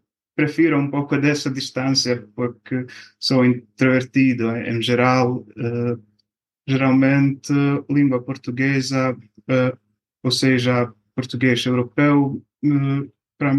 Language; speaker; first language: Portuguese; non-native, fluent; Bosnian